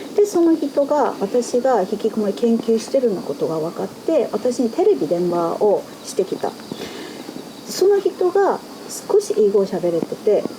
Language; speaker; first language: Japanese; non-native, fluent; Chinese